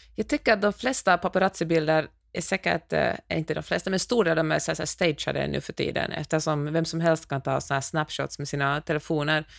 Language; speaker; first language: Swedish; native; Swedish